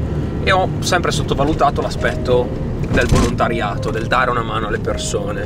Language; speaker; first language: Italian; native; Italian